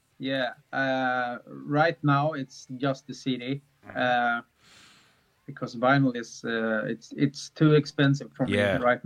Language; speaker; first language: English; non-native, fluent; Swedish